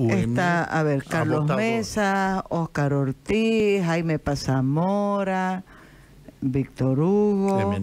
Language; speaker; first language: Spanish; native; Spanish